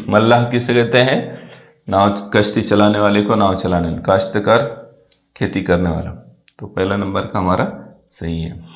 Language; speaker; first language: Urdu; native; Urdu